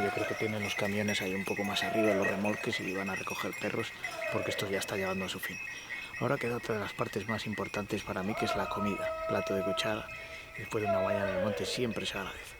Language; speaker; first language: Spanish; native; Spanish